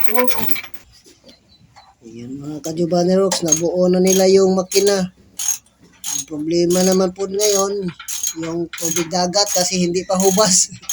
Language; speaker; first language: Filipino; non-native, local second language; Cebuano